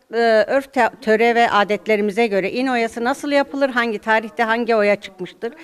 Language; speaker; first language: Turkish; native; Turkish